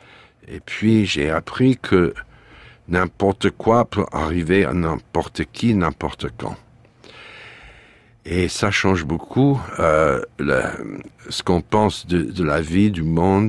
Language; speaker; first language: French; non-native, fluent; English